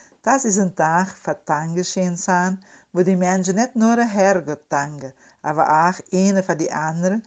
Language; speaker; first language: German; non-native, learner; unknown